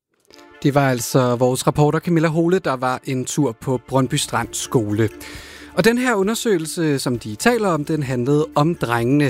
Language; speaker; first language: Danish; native; Danish